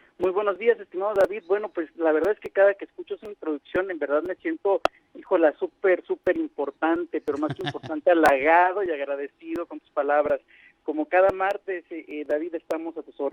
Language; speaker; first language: Spanish; native; Spanish